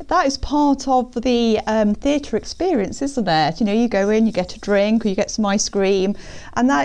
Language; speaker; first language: English; native; English